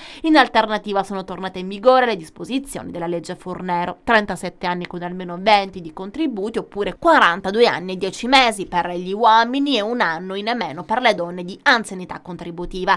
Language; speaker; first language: Italian; native; Italian